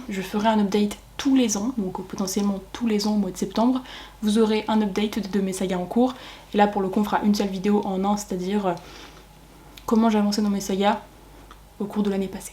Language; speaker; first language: French; native; French